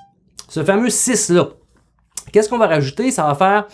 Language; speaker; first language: French; native; French